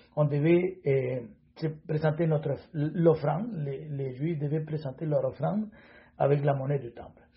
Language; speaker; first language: French; non-native, fluent; Spanish